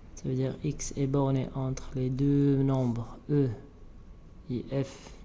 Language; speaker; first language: French; non-native, local second language; Arabic